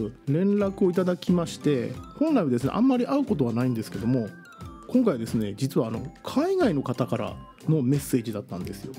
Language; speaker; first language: Japanese; native; Japanese